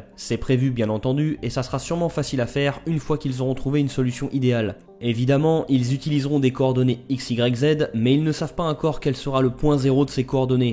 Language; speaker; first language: French; native; French